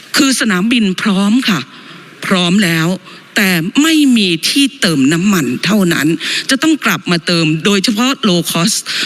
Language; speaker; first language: Thai; native; Thai